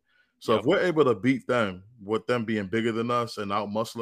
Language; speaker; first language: English; native; English